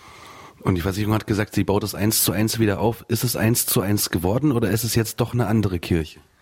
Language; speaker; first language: German; native; German